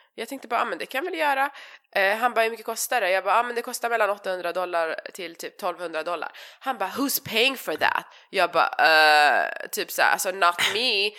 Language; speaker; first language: Swedish; early bilingual, other home language; Persian